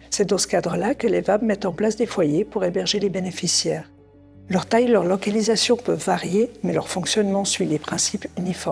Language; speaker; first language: French; native; French